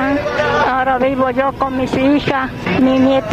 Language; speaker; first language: Spanish; non-native, local second language; Guarani